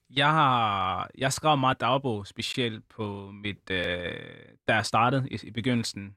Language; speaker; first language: Danish; early bilingual, other home language; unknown